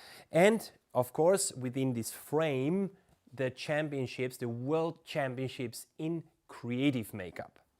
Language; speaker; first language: English; non-native, fluent; German